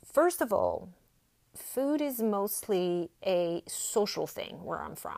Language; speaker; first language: English; non-native, fluent; French